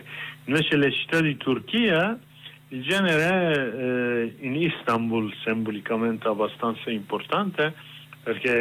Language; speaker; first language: Italian; non-native, learner; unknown